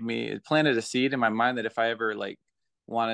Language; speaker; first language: English; native; English